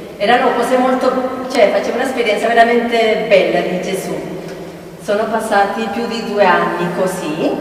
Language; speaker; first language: Italian; non-native, fluent; Spanish